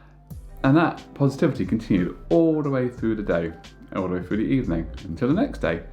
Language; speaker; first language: English; native; English